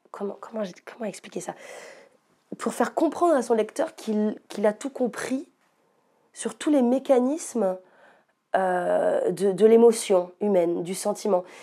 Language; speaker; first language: French; native; French